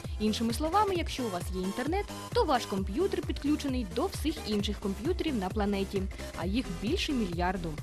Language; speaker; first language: Ukrainian; native; Ukrainian